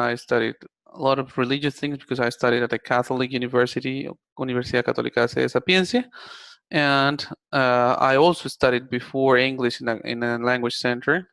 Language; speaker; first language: English; non-native, fluent; Spanish